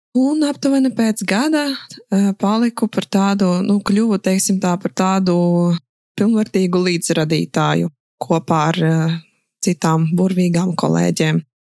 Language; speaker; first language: Latvian; non-native, local second language; Russian